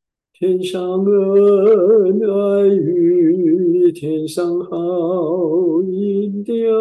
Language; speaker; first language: Chinese; native; Chinese